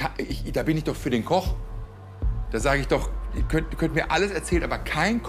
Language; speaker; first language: German; native; German